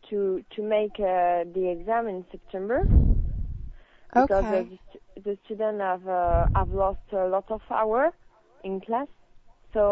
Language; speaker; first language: English; non-native, learner; French